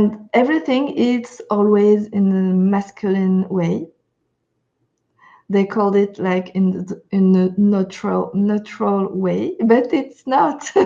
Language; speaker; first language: English; non-native, fluent; French